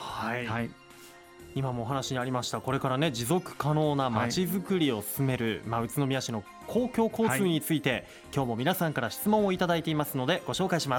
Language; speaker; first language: Japanese; native; Japanese